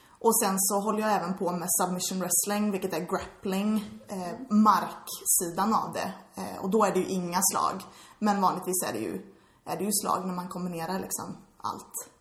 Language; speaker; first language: Swedish; early bilingual, heritage; English